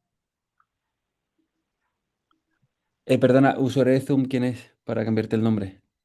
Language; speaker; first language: Spanish; native; Spanish